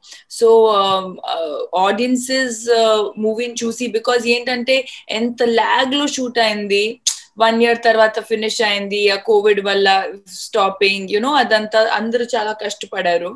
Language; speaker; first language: Telugu; non-native, fluent; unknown